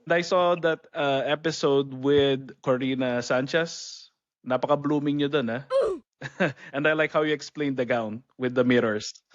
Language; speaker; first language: English; non-native, local second language; Filipino